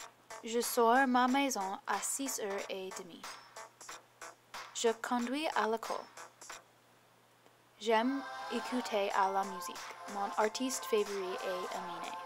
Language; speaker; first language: French; non-native, learner; English